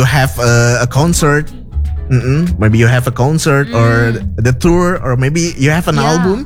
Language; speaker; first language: English; non-native, fluent; Indonesian